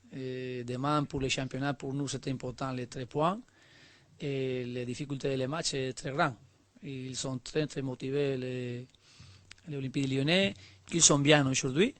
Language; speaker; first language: French; non-native, learner; Spanish